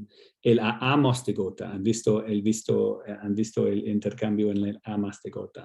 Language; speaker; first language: Spanish; non-native, fluent; English